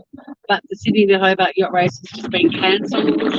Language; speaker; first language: English; native; English